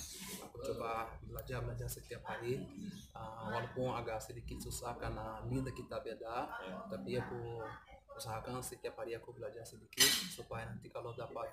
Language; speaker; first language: Indonesian; non-native, fluent; Portuguese